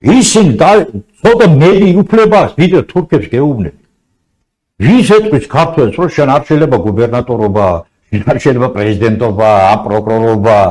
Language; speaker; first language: Georgian; non-native, local second language; Azerbaijani